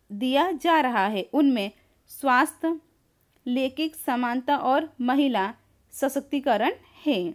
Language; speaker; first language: Hindi; non-native, local second language; Gujarati